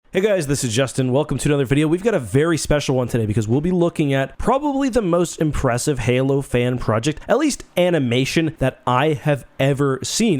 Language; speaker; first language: English; native; English